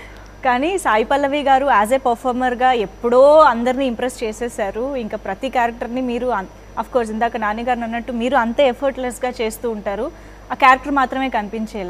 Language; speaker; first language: Telugu; native; Telugu